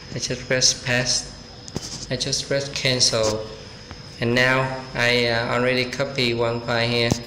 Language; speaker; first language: English; non-native, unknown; Vietnamese